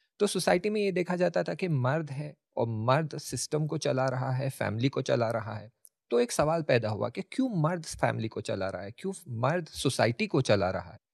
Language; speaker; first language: Urdu; native; Urdu